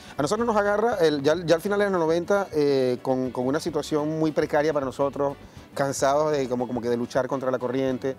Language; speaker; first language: Spanish; native; Spanish